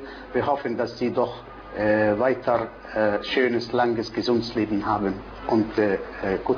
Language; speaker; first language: German; non-native, fluent; Arabic